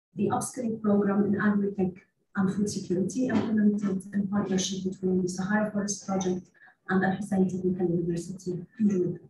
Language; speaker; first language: English; non-native, fluent; Arabic